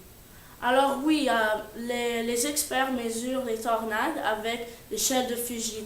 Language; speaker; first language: French; non-native, learner; English